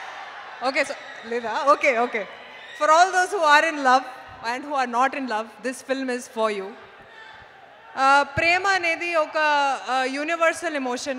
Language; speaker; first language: Telugu; non-native, local second language; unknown